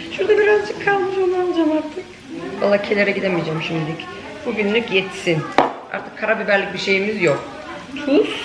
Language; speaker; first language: Turkish; early bilingual, heritage; Turkish